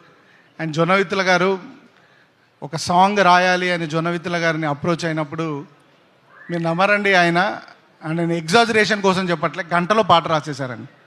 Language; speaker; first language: Telugu; native; Telugu